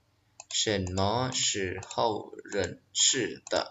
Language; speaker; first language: Chinese; non-native, fluent; Khmer